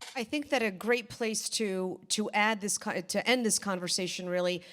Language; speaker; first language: English; early bilingual, other home language; Polish